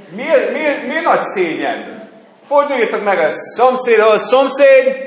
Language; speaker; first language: Hungarian; non-native, fluent; English